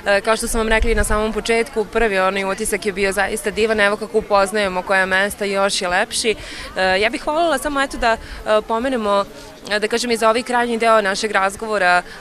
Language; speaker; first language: Serbian; native; Serbian